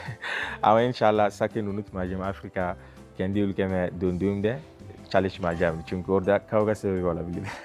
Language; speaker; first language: Turkish; non-native, fluent; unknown